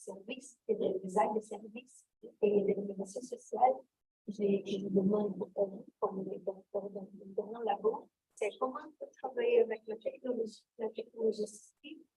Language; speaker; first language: French; non-native, learner; Portuguese